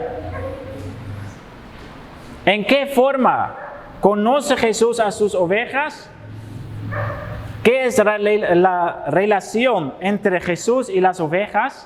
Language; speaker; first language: Spanish; non-native, fluent; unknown